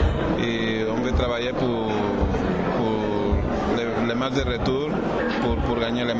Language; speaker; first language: French; non-native, learner; Spanish